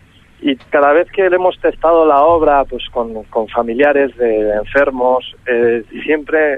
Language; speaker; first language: Spanish; native; Spanish